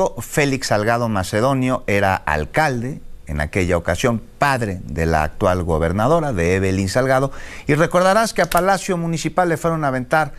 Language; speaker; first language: Spanish; native; Spanish